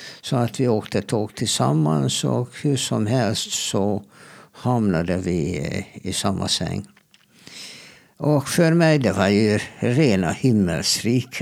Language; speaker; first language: Swedish; non-native, fluent; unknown